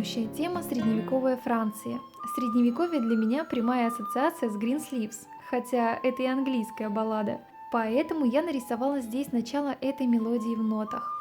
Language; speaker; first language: Russian; native; Russian